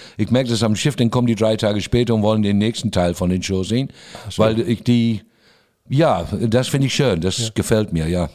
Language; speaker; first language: German; non-native, fluent; English